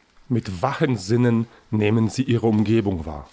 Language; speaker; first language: German; native; German